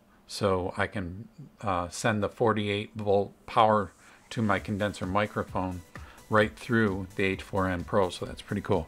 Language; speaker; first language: English; native; English